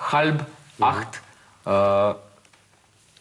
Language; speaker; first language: German; non-native, learner; Russian